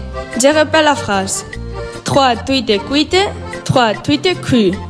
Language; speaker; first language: French; non-native, learner; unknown